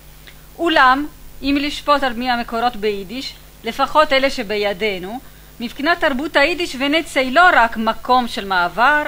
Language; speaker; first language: Hebrew; non-native, fluent; Italian